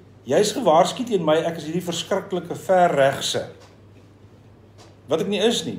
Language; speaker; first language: Afrikaans; native; Afrikaans